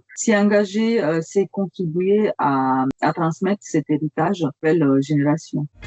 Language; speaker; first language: French; non-native, fluent; Romanian